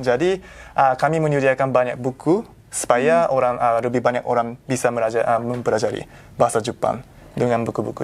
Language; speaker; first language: Indonesian; non-native, fluent; Japanese